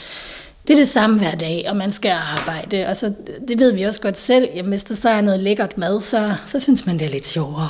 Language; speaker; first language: Danish; native; Danish